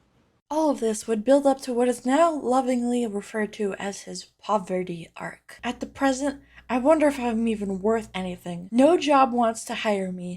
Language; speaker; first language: English; native; English